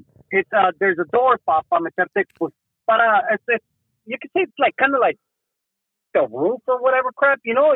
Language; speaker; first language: English; early bilingual, other home language; Spanish